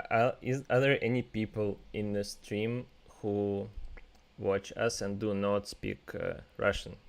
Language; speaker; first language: English; non-native, fluent; Russian